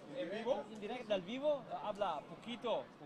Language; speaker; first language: Spanish; non-native, learner; Italian